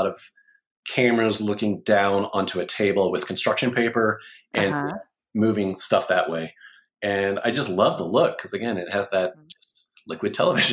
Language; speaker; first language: English; native; English